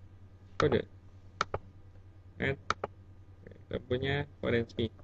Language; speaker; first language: Indonesian; native; Indonesian